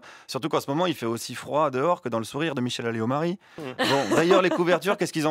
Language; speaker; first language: French; native; French